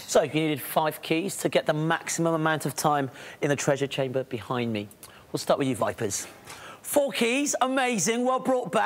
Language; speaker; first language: English; native; English